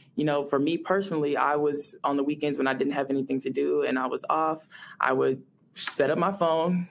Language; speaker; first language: English; native; English